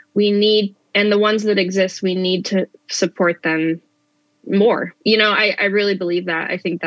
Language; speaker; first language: English; native; English